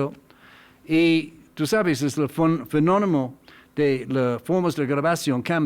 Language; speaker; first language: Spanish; non-native, learner; English